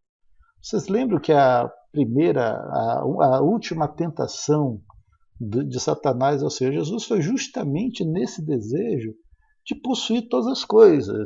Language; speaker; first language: Portuguese; native; Portuguese